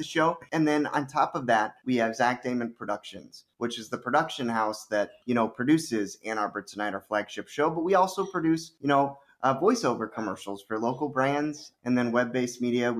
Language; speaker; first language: English; native; English